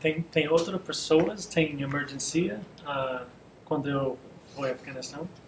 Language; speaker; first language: Portuguese; non-native, learner; English